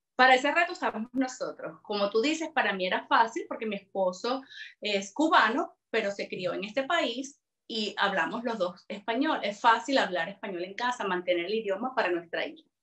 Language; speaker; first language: Spanish; native; Spanish